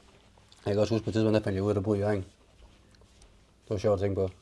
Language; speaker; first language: Danish; native; Danish